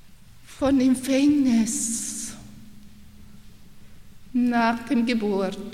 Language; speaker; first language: German; non-native, learner; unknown